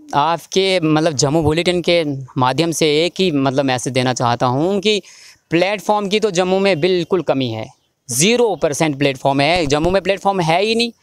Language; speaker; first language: Hindi; native; Hindi